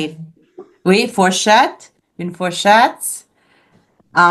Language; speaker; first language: French; non-native, fluent; English